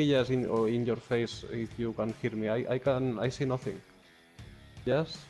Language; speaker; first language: English; non-native, learner; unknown